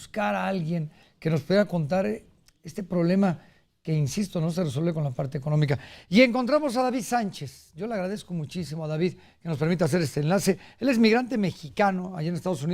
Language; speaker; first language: Spanish; native; Spanish